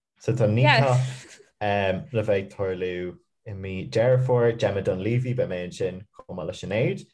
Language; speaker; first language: Irish; native; Irish